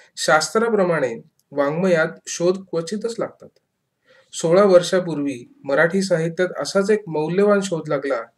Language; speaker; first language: Marathi; native; Marathi